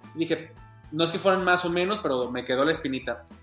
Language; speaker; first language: Spanish; native; Spanish